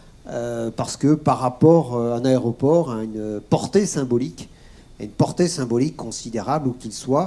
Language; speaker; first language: French; native; French